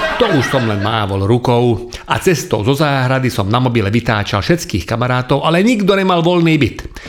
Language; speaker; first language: Slovak; non-native, local second language; Hungarian